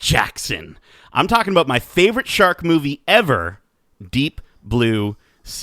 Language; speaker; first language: English; native; English